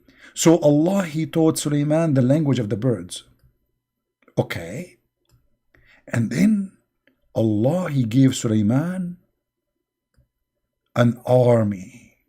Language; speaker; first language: English; non-native, fluent; Arabic